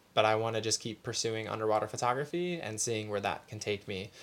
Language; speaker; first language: English; native; English